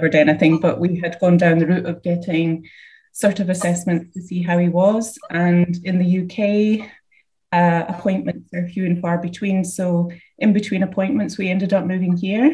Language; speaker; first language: English; native; English